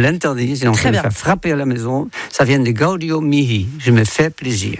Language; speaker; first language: French; non-native, fluent; Dutch